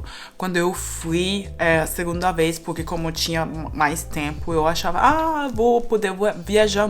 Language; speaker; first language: Portuguese; non-native, fluent; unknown